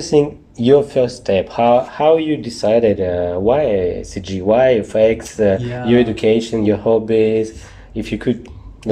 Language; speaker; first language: English; non-native, learner; Russian